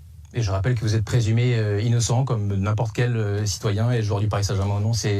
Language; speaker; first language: French; native; French